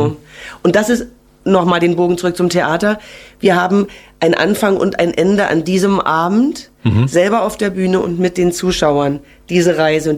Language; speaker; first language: German; native; German